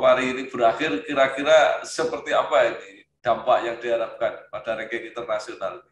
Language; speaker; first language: Indonesian; native; Indonesian